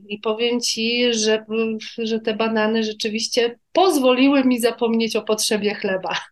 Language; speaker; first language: Polish; native; Polish